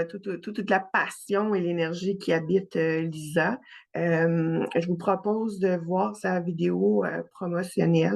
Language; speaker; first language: French; native; French